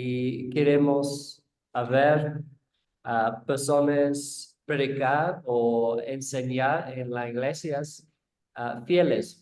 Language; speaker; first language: Spanish; non-native, learner; English